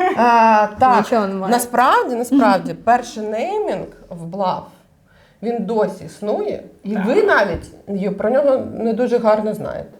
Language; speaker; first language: Ukrainian; non-native, local second language; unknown